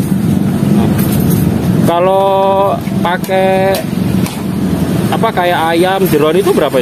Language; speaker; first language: Indonesian; native; Indonesian